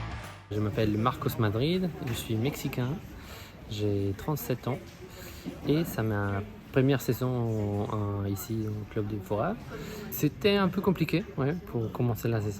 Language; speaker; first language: French; non-native, fluent; Spanish